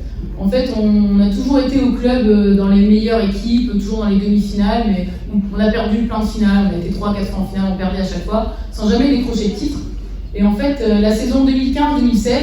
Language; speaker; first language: French; native; French